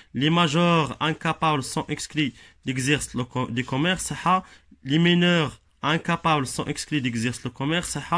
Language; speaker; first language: French; non-native, local second language; Arabic